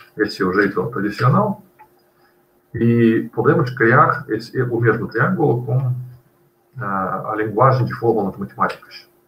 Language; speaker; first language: Portuguese; non-native, fluent; Russian